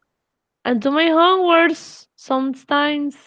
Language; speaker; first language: English; non-native, learner; Spanish